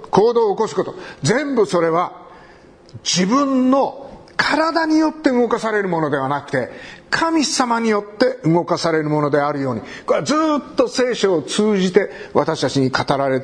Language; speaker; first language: Japanese; native; Japanese